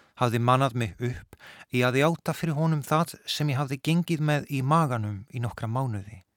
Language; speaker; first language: Icelandic; non-native, fluent; Polish